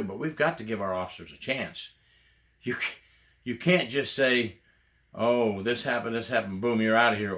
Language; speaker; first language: English; native; English